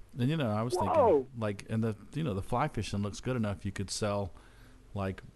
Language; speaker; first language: English; native; English